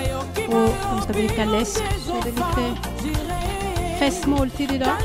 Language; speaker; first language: Swedish; non-native, fluent; Lingala